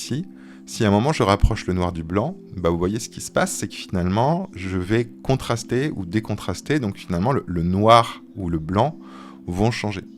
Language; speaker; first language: French; native; French